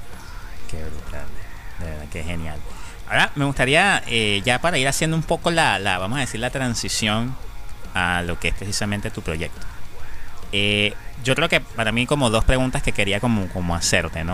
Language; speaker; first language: Spanish; native; Spanish